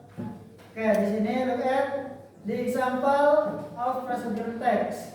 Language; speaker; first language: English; non-native, fluent; Indonesian